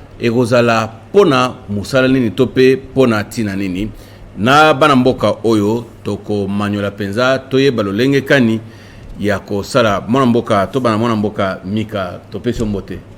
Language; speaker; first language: Lingala; native; Lingala